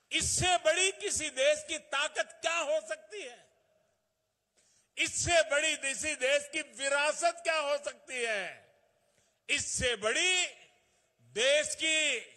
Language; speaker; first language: Hindi; non-native, local second language; Gujarati